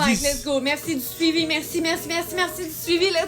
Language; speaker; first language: French; native; French